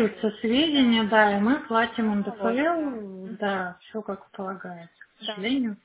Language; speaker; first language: Russian; native; Russian